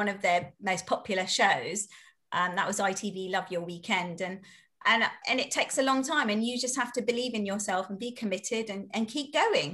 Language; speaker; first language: English; native; English